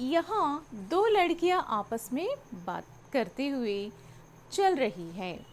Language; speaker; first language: Hindi; non-native, local second language; Telugu